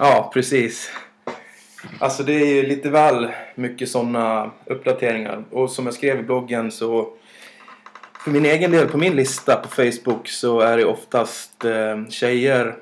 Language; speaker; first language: Swedish; native; Swedish